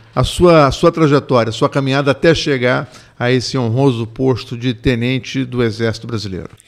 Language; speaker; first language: Portuguese; native; Portuguese